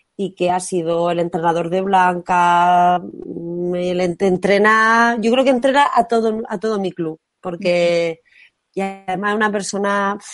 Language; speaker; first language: Spanish; native; Spanish